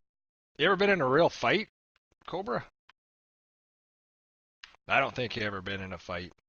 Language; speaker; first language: English; native; English